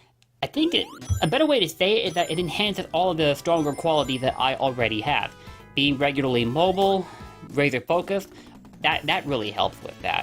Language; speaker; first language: English; native; English